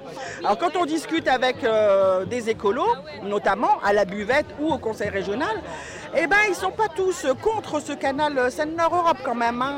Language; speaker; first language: French; native; French